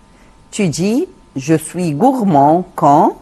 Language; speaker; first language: French; non-native, fluent; Arabic